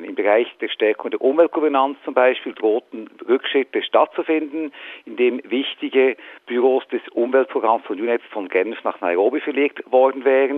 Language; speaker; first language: German; native; German